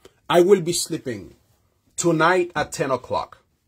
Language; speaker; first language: English; non-native, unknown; Haitian Creole